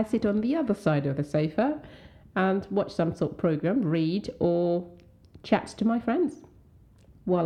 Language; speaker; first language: English; non-native, local second language; Swahili